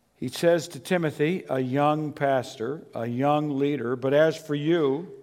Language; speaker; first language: English; native; English